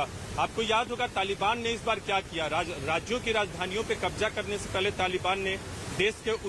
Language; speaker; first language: Hindi; native; Hindi